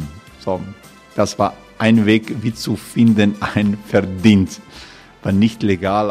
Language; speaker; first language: German; non-native, learner; Croatian